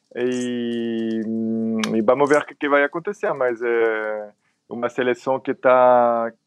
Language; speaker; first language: Portuguese; non-native, fluent; French